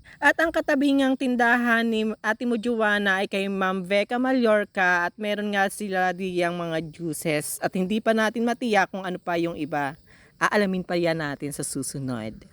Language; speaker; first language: Filipino; native; Filipino